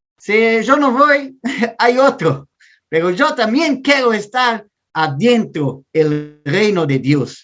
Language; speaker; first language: Spanish; non-native, learner; Portuguese